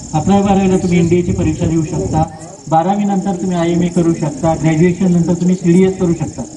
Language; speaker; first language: Marathi; native; Marathi